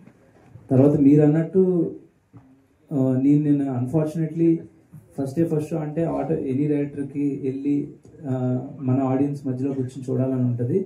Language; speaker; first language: Telugu; native; Telugu